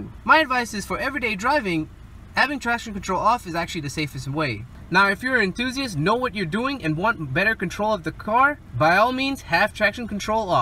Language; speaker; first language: English; native; English